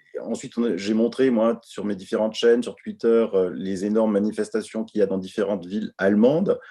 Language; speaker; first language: French; native; French